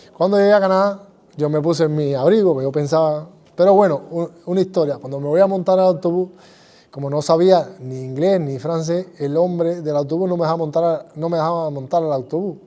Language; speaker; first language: Spanish; native; Spanish